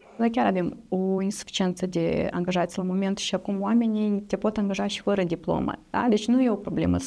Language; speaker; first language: Romanian; native; Romanian